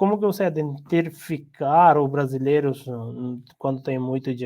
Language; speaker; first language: Portuguese; non-native, learner; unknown